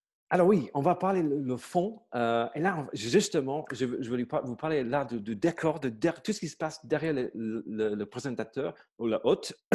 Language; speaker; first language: French; non-native, fluent; English